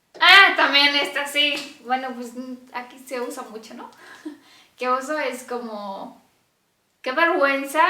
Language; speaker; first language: Spanish; non-native, fluent; Romanian